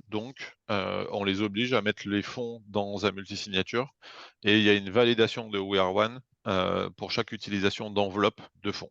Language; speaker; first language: French; native; French